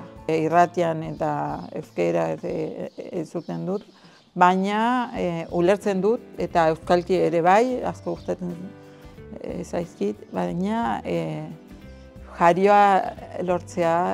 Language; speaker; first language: Basque; non-native, learner; Spanish